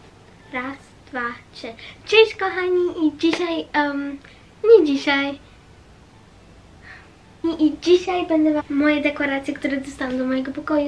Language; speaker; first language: Polish; early bilingual, heritage; Polish